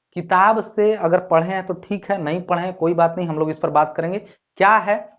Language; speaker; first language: Hindi; native; Hindi